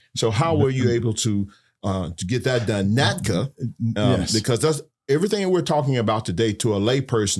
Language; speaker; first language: English; native; English